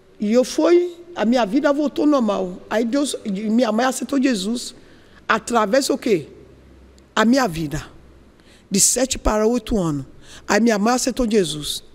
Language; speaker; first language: Portuguese; non-native, learner; Yoruba